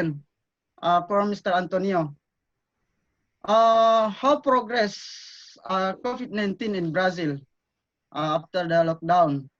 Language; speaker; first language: English; non-native, learner; Indonesian